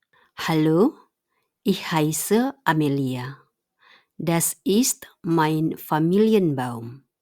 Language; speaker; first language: German; non-native, fluent; Indonesian